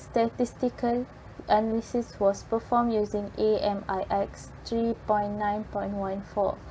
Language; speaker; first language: English; non-native, fluent; Malay